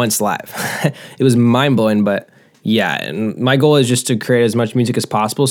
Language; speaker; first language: English; native; English